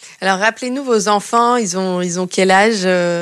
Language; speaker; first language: French; native; French